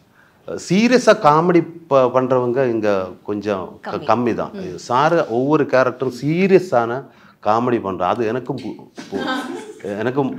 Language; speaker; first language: Tamil; non-native, learner; Malayalam